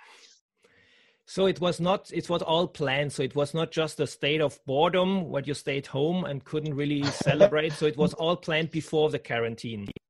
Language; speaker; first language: English; non-native, fluent; German